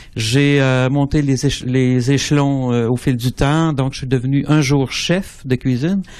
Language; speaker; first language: French; native; French